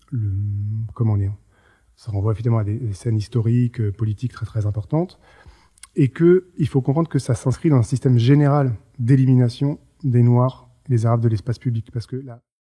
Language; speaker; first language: French; native; French